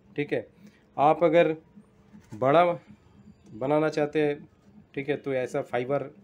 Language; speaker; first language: Hindi; non-native, local second language; Bangla